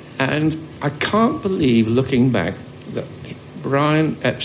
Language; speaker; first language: English; native; English